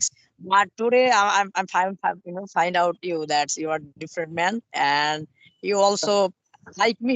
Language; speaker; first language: English; non-native, learner; Bangla